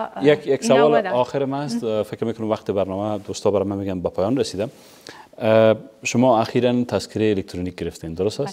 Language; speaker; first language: Persian; native; Persian